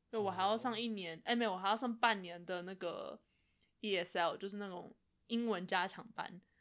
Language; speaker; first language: Chinese; native; Chinese